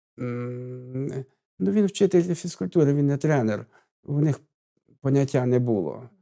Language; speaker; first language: Ukrainian; native; Ukrainian